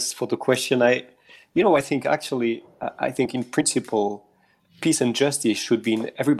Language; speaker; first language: English; non-native, fluent; French